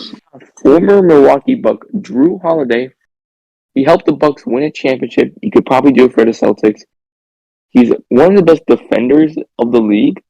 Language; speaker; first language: English; native; English